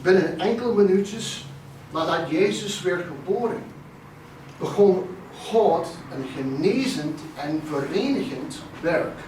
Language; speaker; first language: Dutch; non-native, fluent; English